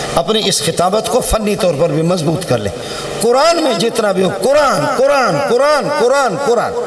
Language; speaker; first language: Urdu; non-native, local second language; Brahui